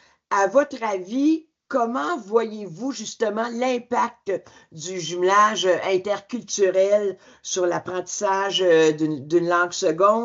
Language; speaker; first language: French; native; French